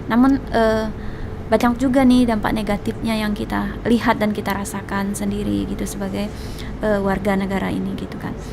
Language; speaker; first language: Indonesian; native; Indonesian